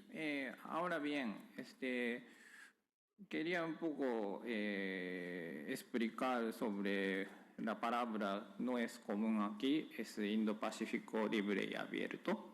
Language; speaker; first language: Spanish; non-native, fluent; Japanese